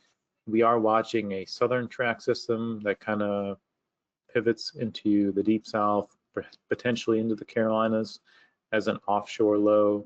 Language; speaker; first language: English; native; English